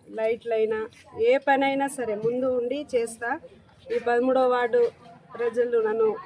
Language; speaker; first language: Telugu; non-native, local second language; Lambadi